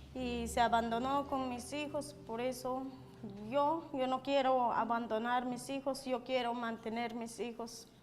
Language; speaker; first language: Spanish; non-native, local second language; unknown